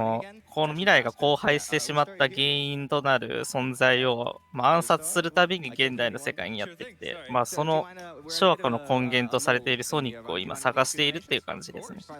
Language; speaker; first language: Japanese; native; Japanese